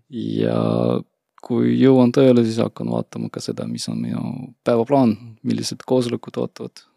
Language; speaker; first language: Estonian; non-native, local second language; Russian